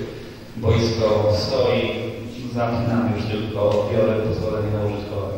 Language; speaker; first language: Polish; native; Polish